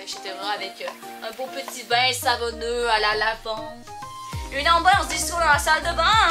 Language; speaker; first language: French; native; French